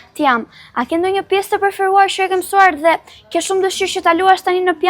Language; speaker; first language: Albanian; native; Albanian